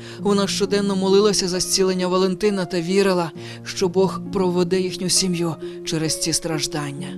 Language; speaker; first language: Ukrainian; native; Ukrainian